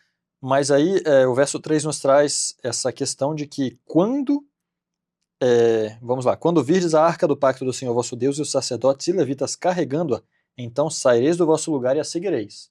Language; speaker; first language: Portuguese; native; Portuguese